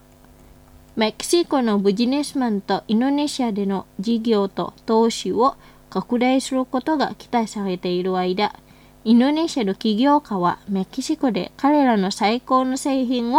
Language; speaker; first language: Japanese; non-native, fluent; Indonesian